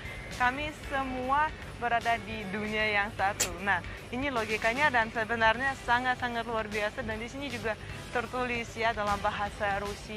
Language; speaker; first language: Indonesian; non-native, fluent; Russian